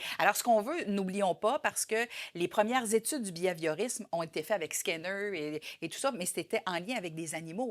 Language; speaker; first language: French; native; French